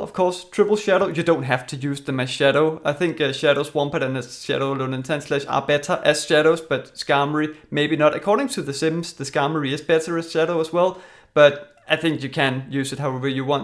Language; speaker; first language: English; native; English